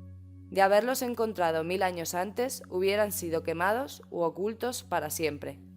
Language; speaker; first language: Spanish; native; Spanish